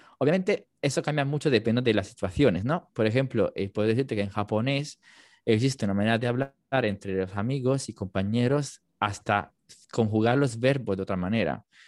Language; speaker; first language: Spanish; non-native, fluent; Italian